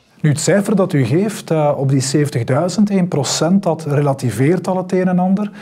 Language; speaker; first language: Dutch; native; Dutch